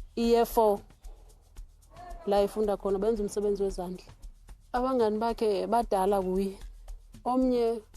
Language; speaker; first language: Zulu; non-native, local second language; Xhosa